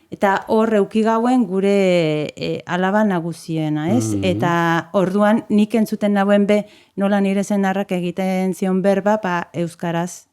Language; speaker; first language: Basque; non-native, fluent; Spanish